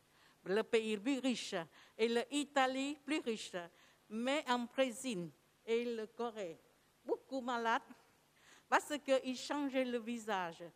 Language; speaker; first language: French; non-native, learner; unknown